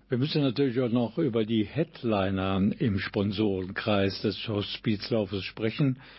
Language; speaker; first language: German; native; German